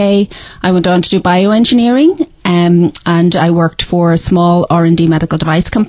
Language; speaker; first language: English; native; English